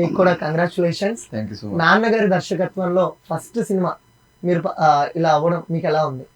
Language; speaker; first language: Telugu; native; Telugu